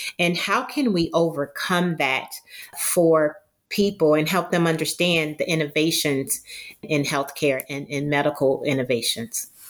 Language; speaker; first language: English; native; English